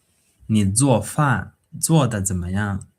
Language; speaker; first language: Chinese; non-native, fluent; English